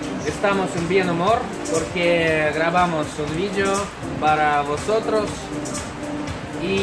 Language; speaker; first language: Spanish; non-native, fluent; Russian